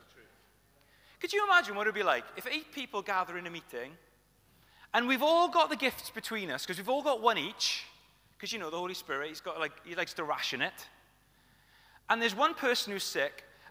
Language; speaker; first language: English; native; English